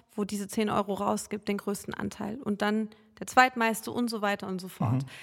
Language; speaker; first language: German; native; German